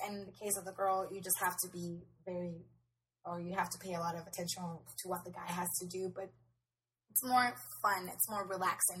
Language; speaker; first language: English; non-native, local second language; Spanish